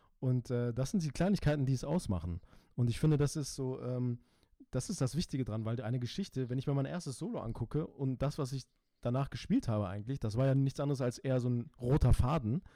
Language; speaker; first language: German; early bilingual, other home language; Turkish